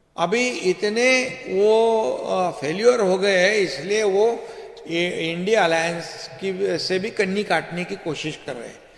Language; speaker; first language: Hindi; non-native, local second language; Marathi